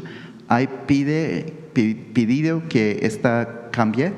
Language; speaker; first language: Spanish; early bilingual, heritage; Spanish